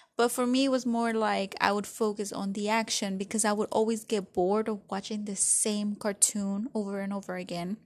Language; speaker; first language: English; early bilingual, other home language; Spanish